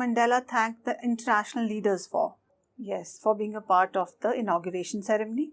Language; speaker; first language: English; non-native, local second language; Hindi